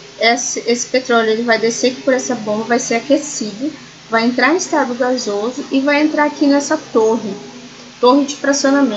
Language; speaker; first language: Portuguese; native; Portuguese